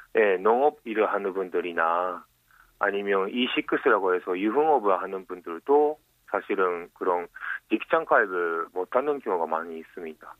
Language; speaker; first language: Korean; non-native, fluent; Japanese